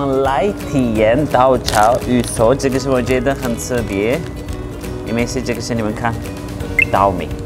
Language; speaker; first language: Chinese; non-native, fluent; Turkish